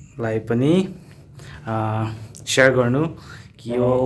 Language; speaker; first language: Nepali; non-native, learner; Karbi